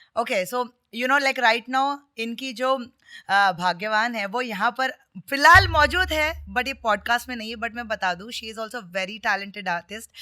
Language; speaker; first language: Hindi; non-native, local second language; Marathi